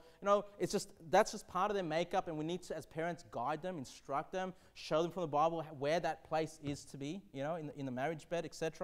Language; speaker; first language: English; native; English